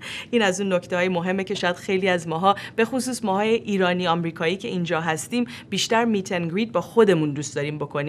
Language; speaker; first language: Persian; native; Persian